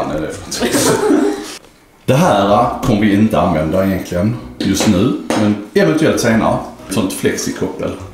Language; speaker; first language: Swedish; native; Swedish